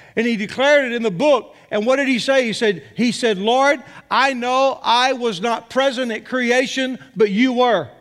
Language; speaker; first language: English; native; English